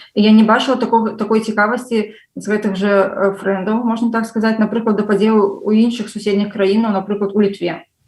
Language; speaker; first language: Belarusian; non-native, local second language; Russian